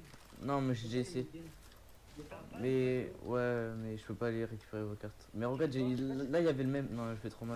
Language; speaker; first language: French; native; French